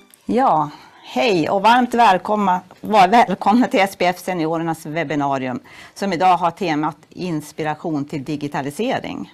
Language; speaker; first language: Swedish; native; Swedish